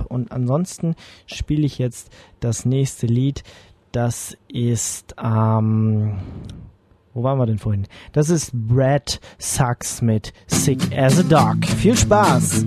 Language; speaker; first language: German; native; German